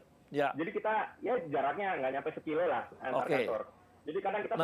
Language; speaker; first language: Indonesian; native; Indonesian